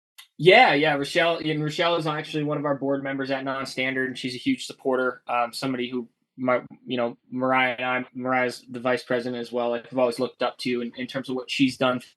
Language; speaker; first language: English; native; English